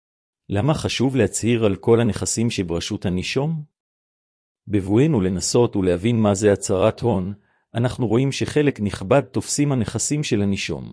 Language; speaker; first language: Hebrew; native; Hebrew